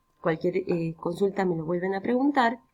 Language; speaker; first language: Spanish; native; Spanish